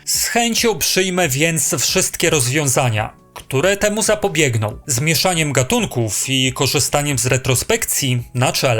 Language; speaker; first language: Polish; native; Polish